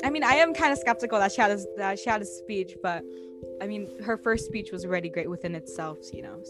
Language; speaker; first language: English; early bilingual, other home language; Filipino